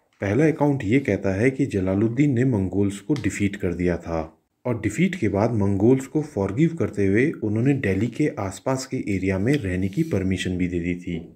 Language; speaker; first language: Hindi; native; Hindi